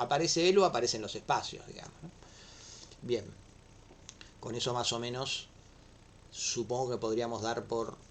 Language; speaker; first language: Spanish; native; Spanish